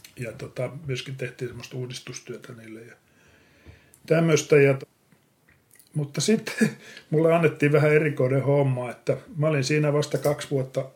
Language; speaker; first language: Finnish; native; Finnish